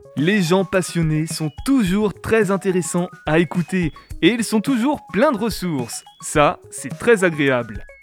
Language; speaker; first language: French; native; French